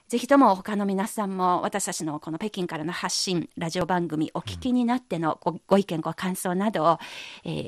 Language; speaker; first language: Japanese; non-native, fluent; Chinese